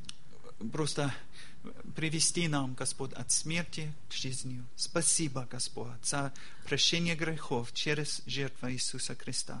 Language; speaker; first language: Russian; non-native, learner; English